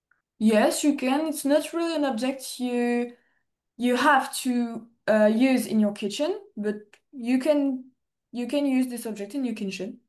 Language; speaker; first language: English; non-native, fluent; French